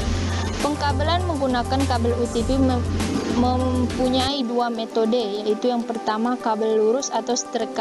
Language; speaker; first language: Indonesian; native; Indonesian